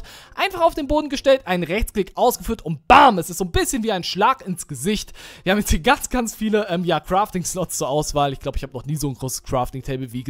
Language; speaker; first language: German; native; German